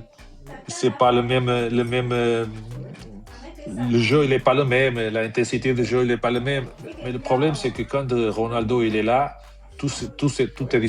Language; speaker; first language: French; non-native, fluent; Portuguese